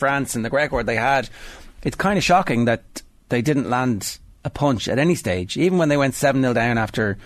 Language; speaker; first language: English; native; English